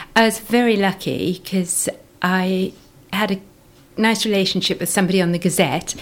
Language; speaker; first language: English; native; English